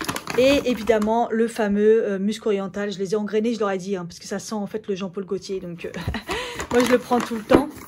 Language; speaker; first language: French; native; French